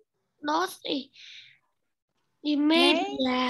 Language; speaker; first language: Spanish; non-native, learner; Vietnamese